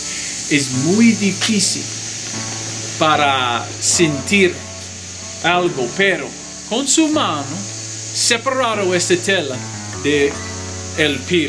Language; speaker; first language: Spanish; non-native, learner; English